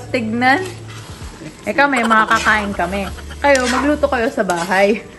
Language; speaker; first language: Filipino; early bilingual, other home language; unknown